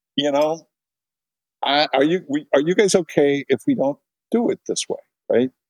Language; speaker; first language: English; native; English